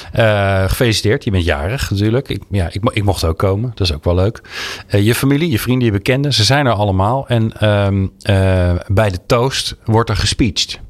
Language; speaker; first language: Dutch; native; Dutch